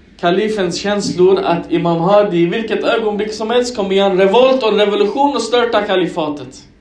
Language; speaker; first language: Swedish; early bilingual, other home language; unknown